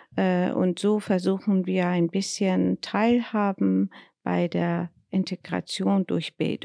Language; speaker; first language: German; non-native, learner; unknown